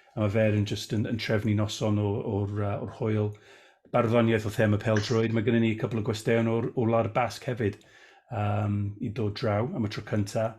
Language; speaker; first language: Welsh; non-native, local second language; English